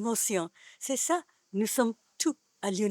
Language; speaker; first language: French; non-native, learner; Japanese